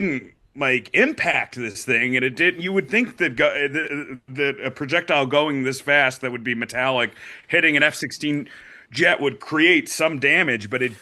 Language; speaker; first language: English; native; English